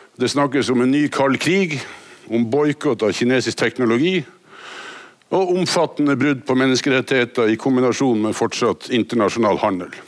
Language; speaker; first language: Norwegian; native; Norwegian